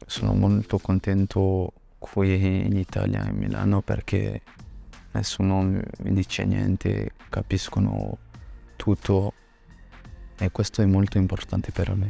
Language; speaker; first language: Italian; non-native, fluent; French